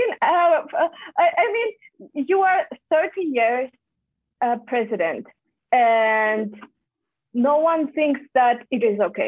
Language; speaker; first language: English; non-native, fluent; Kazakh